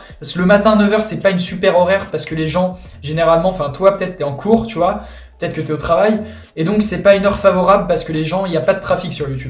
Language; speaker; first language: French; native; French